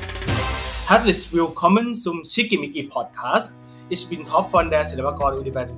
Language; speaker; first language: German; non-native, learner; Thai